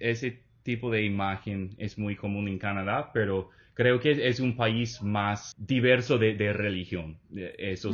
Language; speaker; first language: Spanish; non-native, fluent; English